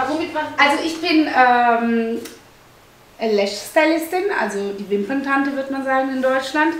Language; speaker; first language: German; early bilingual, other home language; Italian